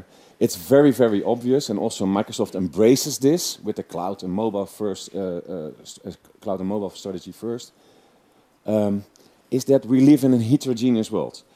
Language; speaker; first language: English; non-native, fluent; Dutch